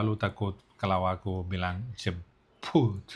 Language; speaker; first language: Indonesian; non-native, learner; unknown